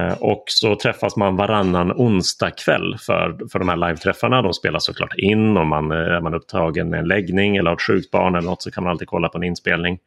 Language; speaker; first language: Swedish; native; Swedish